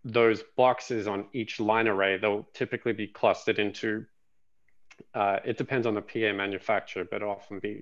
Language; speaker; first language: English; native; English